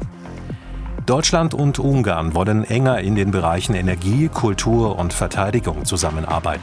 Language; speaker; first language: German; native; German